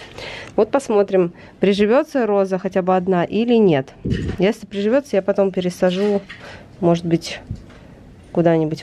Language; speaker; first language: Russian; native; Russian